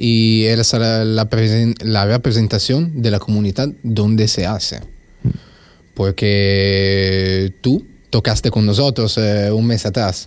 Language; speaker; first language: Spanish; non-native, fluent; Italian